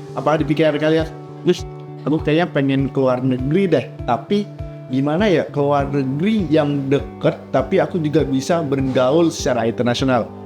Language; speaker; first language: Indonesian; native; Indonesian